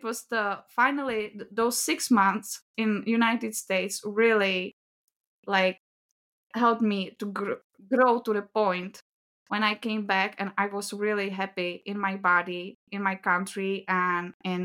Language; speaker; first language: English; non-native, fluent; Czech